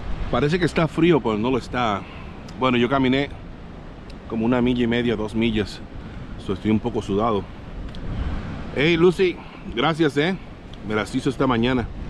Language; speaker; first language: Spanish; native; Spanish